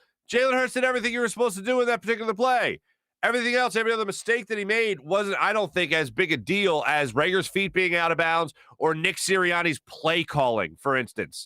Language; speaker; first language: English; native; English